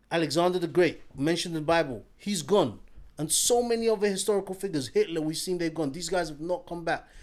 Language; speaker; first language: English; native; English